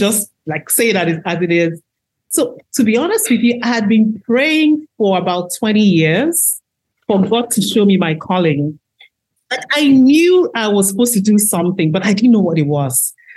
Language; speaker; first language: English; non-native, local second language; Igbo